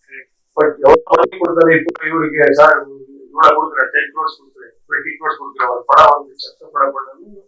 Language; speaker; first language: Tamil; non-native, learner; Kannada